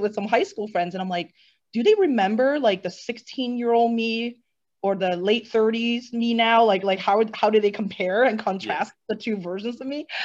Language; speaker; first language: English; native; English